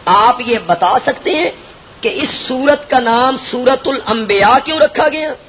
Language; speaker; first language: Urdu; non-native, local second language; Punjabi